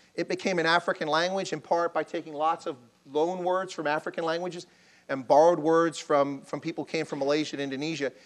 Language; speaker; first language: English; native; English